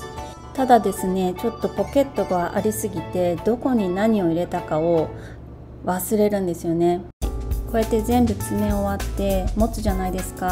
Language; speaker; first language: Japanese; native; Japanese